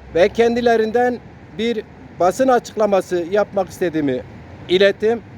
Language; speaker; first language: Turkish; non-native, local second language; Zaza